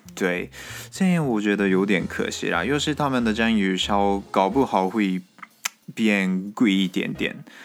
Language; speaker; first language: Chinese; non-native, fluent; Japanese